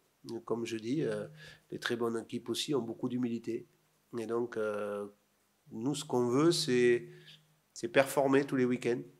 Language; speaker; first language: French; native; French